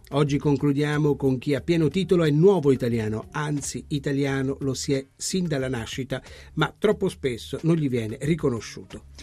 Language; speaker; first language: Italian; native; Italian